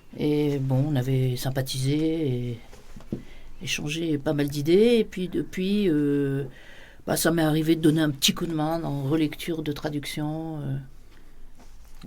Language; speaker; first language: French; native; French